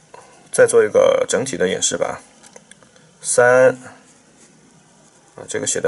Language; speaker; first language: Chinese; native; Chinese